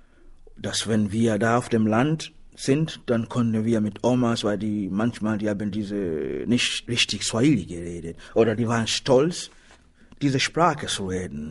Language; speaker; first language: German; non-native, learner; Swahili